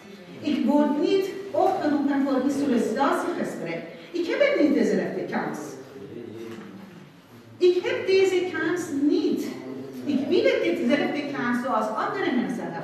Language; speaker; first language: Dutch; non-native, fluent; Persian